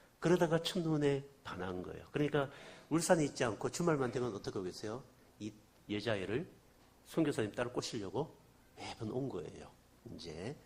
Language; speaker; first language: Korean; native; Korean